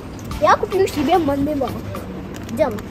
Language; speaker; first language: Russian; non-native, local second language; Kazakh